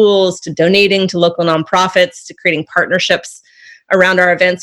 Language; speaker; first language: English; native; English